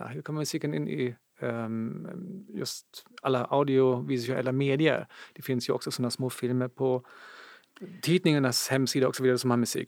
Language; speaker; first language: Swedish; non-native, fluent; German